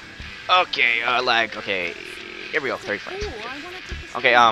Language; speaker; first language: English; non-native, fluent; Swedish